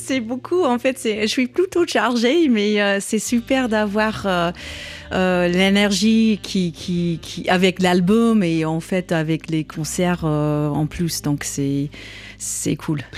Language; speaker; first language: French; non-native, learner; English